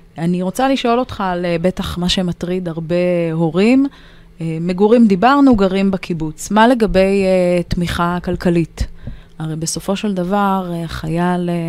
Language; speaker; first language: Hebrew; native; Hebrew